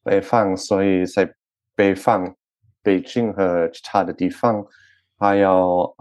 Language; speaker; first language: Chinese; non-native, learner; French